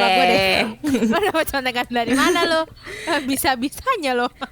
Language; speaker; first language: Indonesian; native; Indonesian